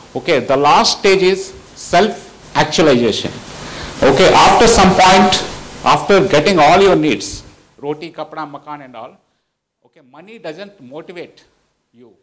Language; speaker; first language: English; non-native, local second language; Telugu